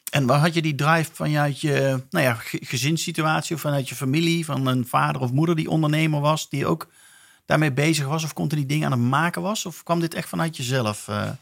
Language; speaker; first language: Dutch; native; Dutch